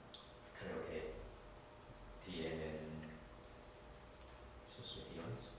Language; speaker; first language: Spanish; non-native, fluent; English